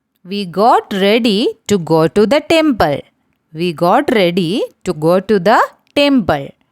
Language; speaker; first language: English; non-native, local second language; Malayalam